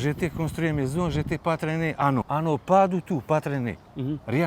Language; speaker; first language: French; non-native, learner; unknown